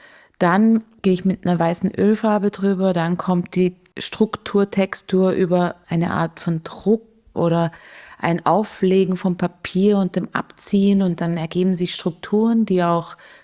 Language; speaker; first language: German; native; German